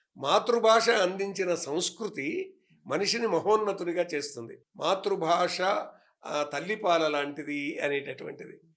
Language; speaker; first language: Telugu; native; Telugu